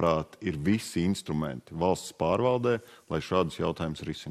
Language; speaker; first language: Latvian; native; Latvian